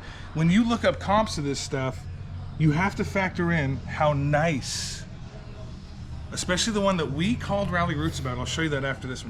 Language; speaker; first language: English; native; English